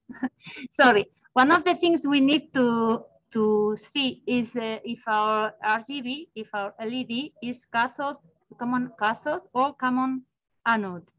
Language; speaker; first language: English; non-native, learner; Spanish